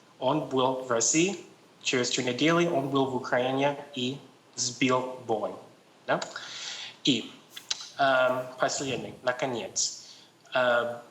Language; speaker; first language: Russian; non-native, learner; English